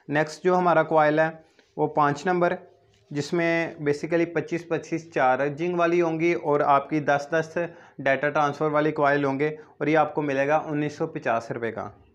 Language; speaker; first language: Urdu; non-native, local second language; Punjabi